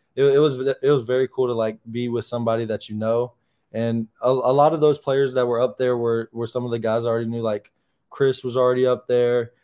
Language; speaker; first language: English; native; English